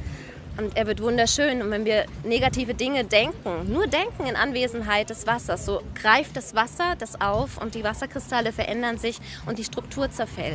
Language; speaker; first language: German; native; German